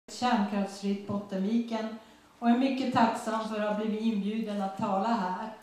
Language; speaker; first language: Swedish; native; Swedish